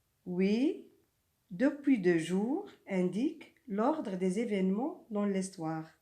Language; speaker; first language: French; non-native, local second language; Arabic